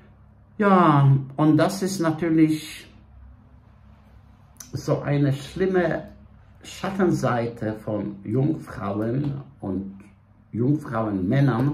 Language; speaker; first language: German; non-native, fluent; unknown